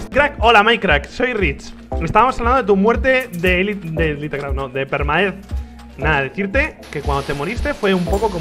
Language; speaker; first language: Spanish; native; Spanish